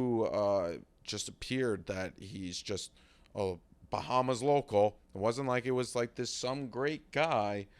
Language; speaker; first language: English; native; English